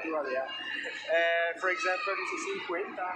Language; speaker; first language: English; non-native, learner; French